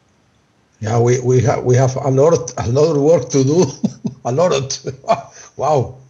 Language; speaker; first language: English; non-native, learner; Spanish